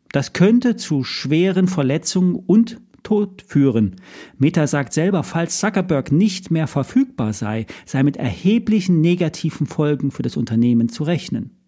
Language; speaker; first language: German; native; German